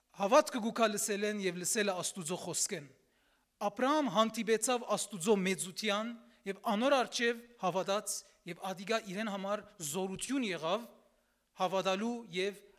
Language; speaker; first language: Armenian; early bilingual, heritage; Armenian